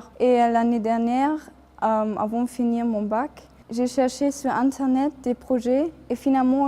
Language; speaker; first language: French; non-native, fluent; German